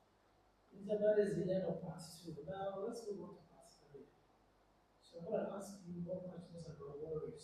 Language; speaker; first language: English; non-native, fluent; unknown